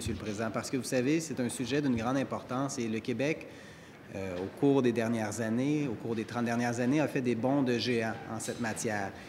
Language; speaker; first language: French; native; French